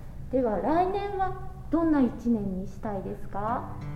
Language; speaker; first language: Japanese; native; Japanese